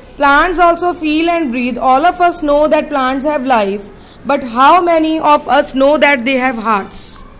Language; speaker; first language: English; non-native, local second language; Punjabi